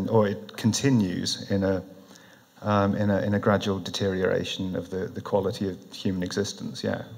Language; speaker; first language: English; native; English